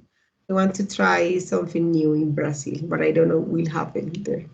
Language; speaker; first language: English; non-native, learner; Spanish